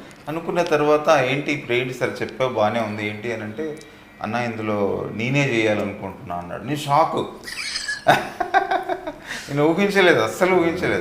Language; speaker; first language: Telugu; native; Telugu